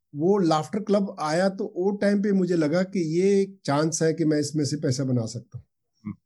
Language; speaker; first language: Hindi; non-native, local second language; Punjabi